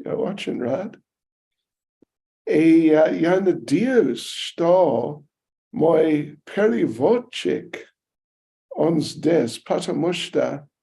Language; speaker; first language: Russian; non-native, learner; English